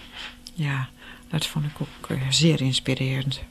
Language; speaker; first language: Dutch; native; Dutch